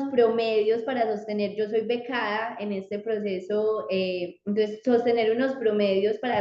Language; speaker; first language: Spanish; native; Spanish